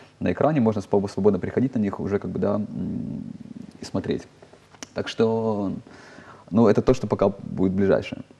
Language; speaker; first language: Russian; native; Russian